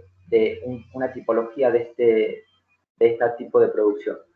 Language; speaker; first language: Spanish; native; Spanish